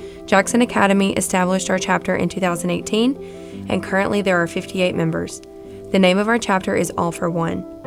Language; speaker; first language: English; native; English